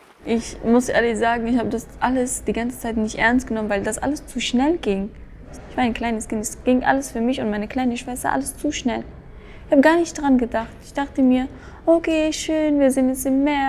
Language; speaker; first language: German; early bilingual, other home language; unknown